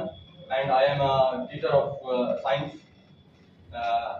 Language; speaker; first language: English; non-native, learner; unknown